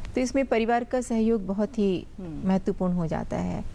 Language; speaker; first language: Hindi; native; Hindi